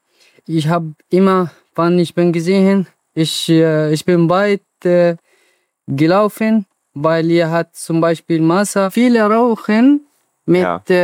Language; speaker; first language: German; non-native, learner; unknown